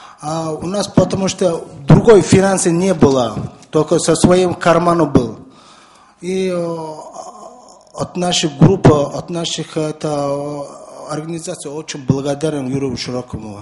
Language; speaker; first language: Russian; non-native, learner; Mongolian